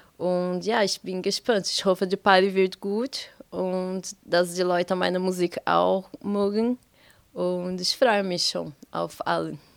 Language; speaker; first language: German; non-native, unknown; Portuguese